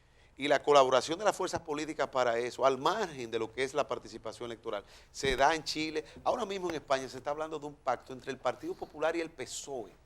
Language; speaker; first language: Spanish; native; Spanish